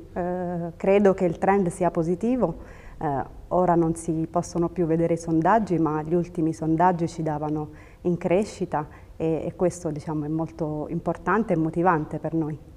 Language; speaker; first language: Italian; early bilingual, other home language; Tigrinya